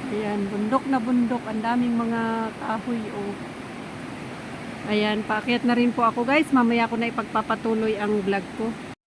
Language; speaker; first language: Filipino; non-native, local second language; Bikol